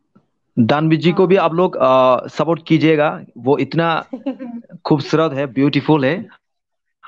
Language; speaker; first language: Hindi; non-native, local second language; Kok Borok